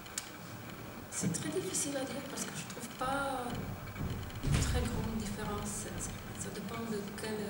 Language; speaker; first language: French; non-native, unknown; Polish